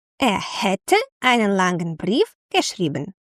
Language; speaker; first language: German; non-native, fluent; Ukrainian